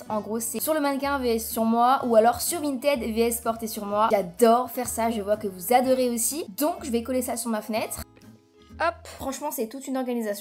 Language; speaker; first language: French; native; French